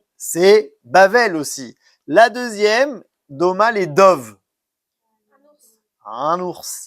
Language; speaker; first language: French; native; French